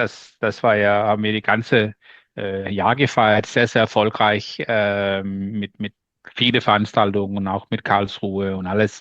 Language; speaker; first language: German; non-native, learner; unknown